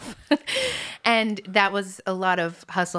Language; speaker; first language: English; early bilingual, other home language; French